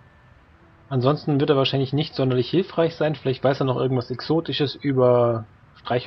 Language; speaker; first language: German; native; German